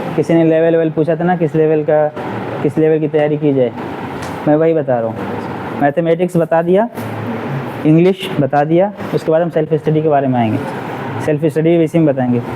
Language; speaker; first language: Hindi; native; Hindi